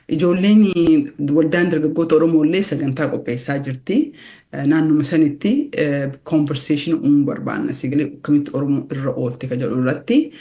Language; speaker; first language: Oromo; early bilingual, heritage; Oromo